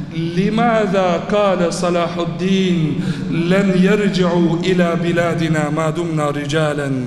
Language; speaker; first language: Arabic; non-native, fluent; Turkish